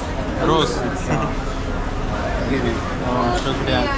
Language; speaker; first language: English; non-native, learner; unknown